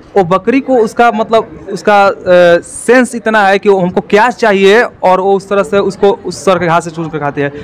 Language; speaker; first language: Hindi; native; Hindi